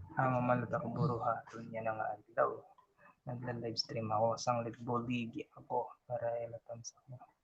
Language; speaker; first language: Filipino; non-native, local second language; Waray